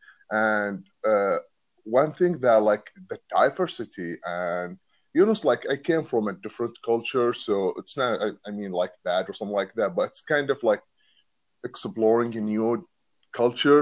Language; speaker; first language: English; non-native, learner; Arabic